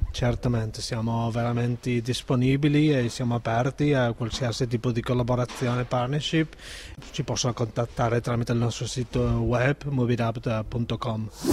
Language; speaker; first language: Italian; non-native, fluent; Spanish